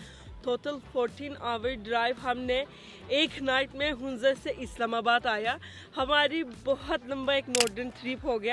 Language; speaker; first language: Hindi; non-native, learner; Turkish